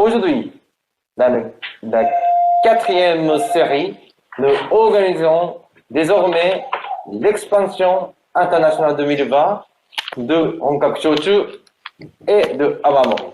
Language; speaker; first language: French; non-native, learner; Japanese